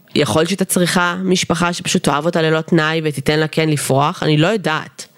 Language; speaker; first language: Hebrew; early bilingual, other home language; Russian